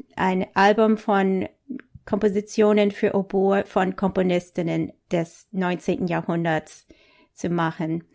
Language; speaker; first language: German; non-native, fluent; English